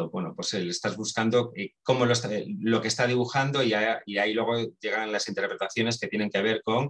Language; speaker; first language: Spanish; native; Spanish